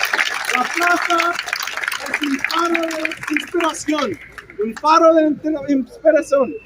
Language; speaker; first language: Spanish; early bilingual, heritage; Spanish